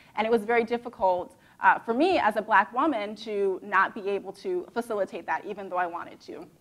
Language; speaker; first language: English; native; English